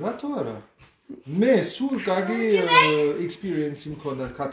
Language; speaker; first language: Georgian; non-native, learner; German